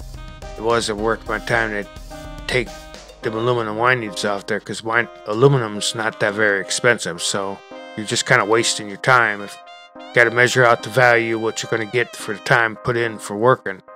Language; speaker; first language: English; native; English